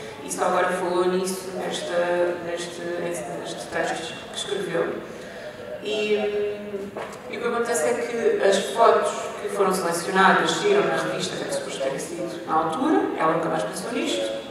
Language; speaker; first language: Portuguese; native; Portuguese